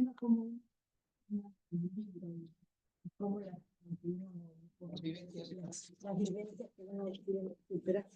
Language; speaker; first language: Spanish; non-native, fluent; English